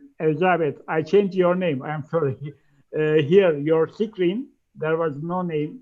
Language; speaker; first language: English; non-native, fluent; Turkish